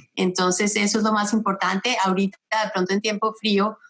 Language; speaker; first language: Spanish; native; Spanish